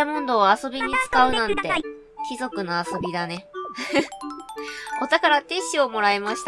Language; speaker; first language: Japanese; native; Japanese